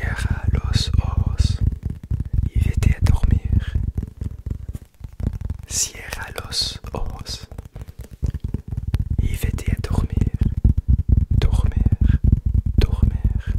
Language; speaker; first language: Spanish; non-native, learner; English